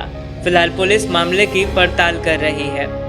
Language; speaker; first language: Hindi; native; Hindi